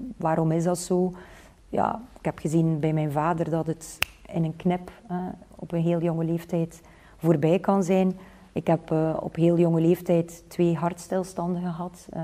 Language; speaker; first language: Dutch; native; Dutch